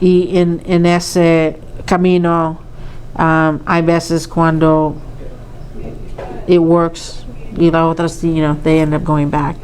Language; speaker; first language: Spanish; early bilingual, heritage; Spanish